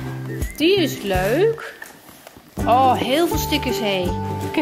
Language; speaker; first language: Dutch; native; Dutch